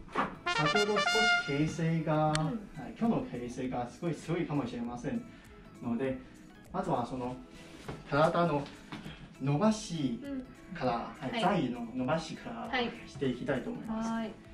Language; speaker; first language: Japanese; non-native, fluent; Chinese